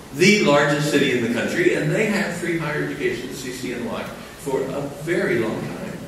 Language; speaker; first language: English; native; English